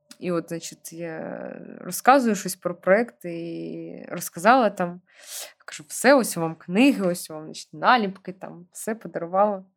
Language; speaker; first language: Ukrainian; non-native, local second language; Russian